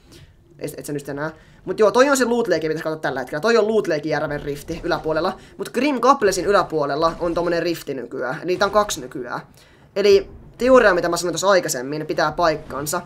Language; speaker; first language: Finnish; native; Finnish